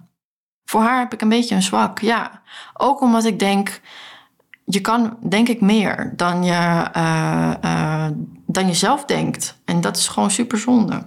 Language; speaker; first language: Dutch; native; Dutch